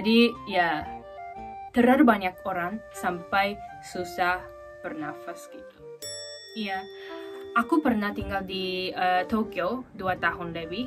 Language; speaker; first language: Indonesian; non-native, fluent; Japanese